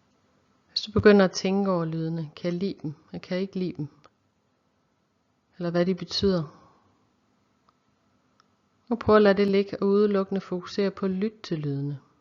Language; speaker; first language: Danish; native; Danish